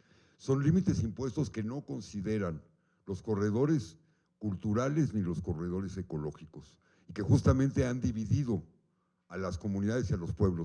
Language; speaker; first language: Spanish; native; Spanish